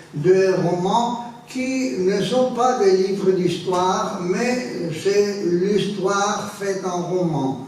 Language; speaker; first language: French; non-native, fluent; Spanish